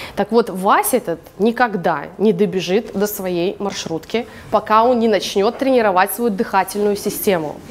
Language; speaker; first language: Russian; early bilingual, heritage; English